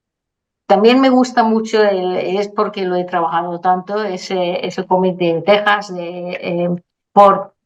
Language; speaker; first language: Spanish; non-native, fluent; Danish